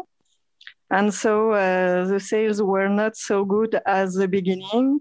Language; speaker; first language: English; non-native, learner; French